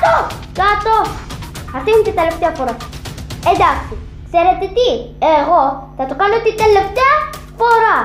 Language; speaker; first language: Greek; non-native, learner; Arabic